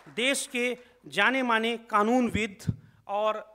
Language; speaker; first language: Hindi; native; Hindi